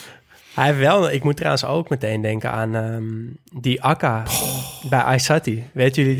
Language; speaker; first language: Dutch; native; Dutch